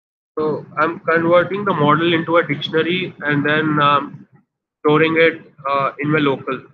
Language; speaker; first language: English; non-native, local second language; Hindi